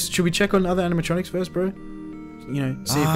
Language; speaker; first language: English; native; English